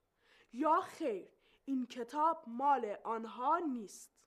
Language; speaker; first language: Persian; non-native, learner; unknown